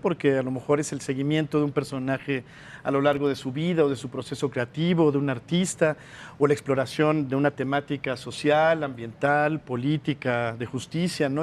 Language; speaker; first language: Spanish; native; Spanish